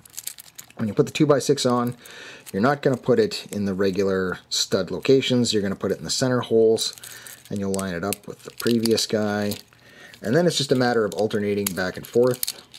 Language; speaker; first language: English; native; English